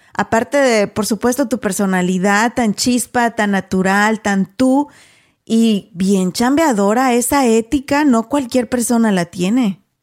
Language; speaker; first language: Spanish; native; Spanish